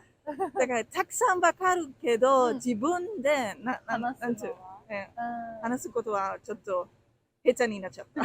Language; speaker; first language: Japanese; non-native, learner; German